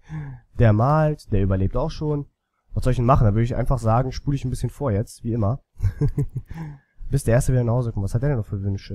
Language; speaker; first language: German; native; German